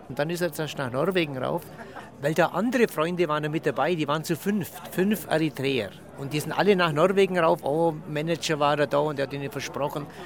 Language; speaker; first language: German; native; German